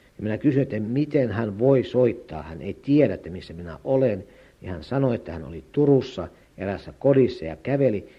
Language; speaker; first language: Finnish; native; Finnish